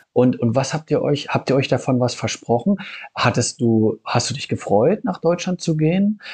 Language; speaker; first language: German; native; German